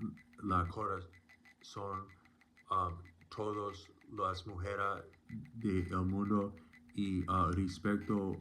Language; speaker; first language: Spanish; non-native, learner; English